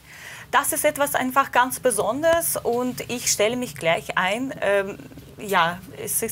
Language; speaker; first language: German; non-native, fluent; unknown